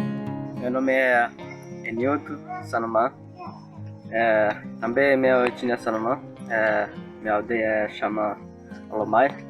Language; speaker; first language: Portuguese; non-native, local second language; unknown